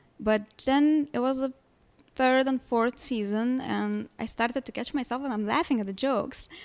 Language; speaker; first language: English; non-native, fluent; Lithuanian